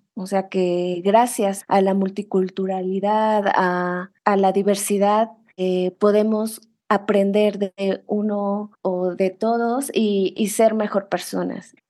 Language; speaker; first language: Spanish; native; Spanish